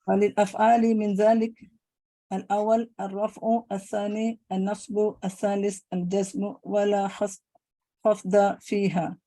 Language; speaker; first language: Arabic; non-native, learner; Indonesian